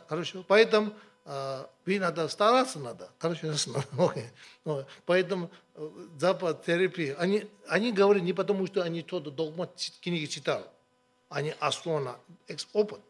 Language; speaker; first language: Russian; non-native, learner; Tibetan